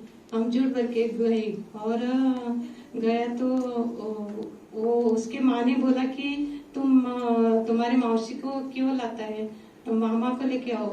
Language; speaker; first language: Hindi; non-native, local second language; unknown